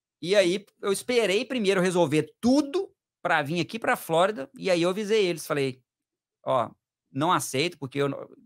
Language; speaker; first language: Portuguese; native; Portuguese